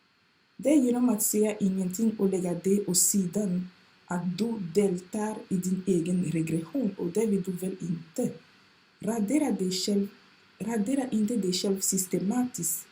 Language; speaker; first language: Swedish; non-native, fluent; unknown